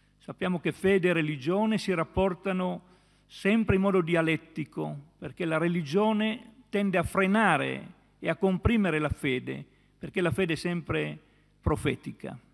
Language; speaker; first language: Italian; native; Italian